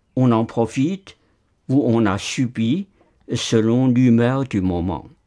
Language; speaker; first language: French; non-native, fluent; Chinese